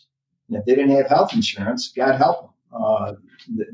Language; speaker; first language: English; native; English